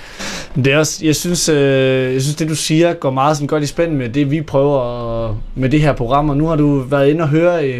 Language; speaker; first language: Danish; native; Danish